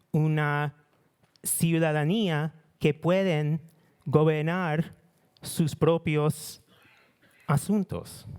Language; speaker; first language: Spanish; non-native, learner; English